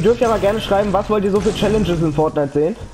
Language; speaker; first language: German; native; German